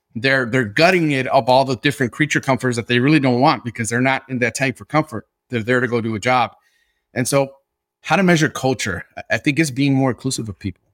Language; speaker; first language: English; early bilingual, other home language; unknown